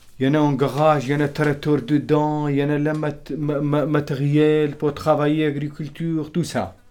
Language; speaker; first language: French; non-native, learner; Kurdish